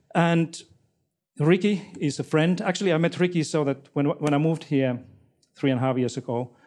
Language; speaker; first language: English; non-native, fluent; Finnish